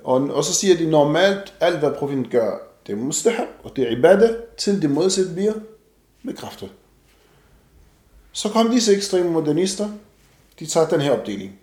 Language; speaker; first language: Danish; non-native, fluent; Arabic